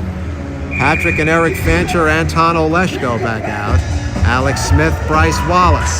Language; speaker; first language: English; native; English